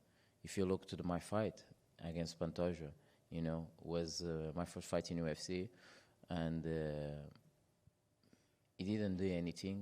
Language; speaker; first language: English; non-native, fluent; Portuguese